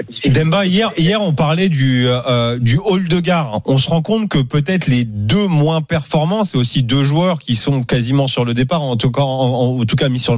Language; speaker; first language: French; native; French